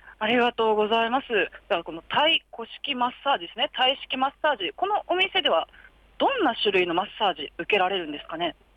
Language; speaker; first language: Japanese; native; Japanese